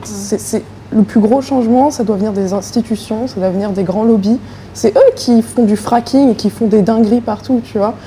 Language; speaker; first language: French; native; French